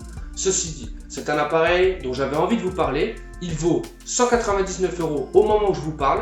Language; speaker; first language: French; native; French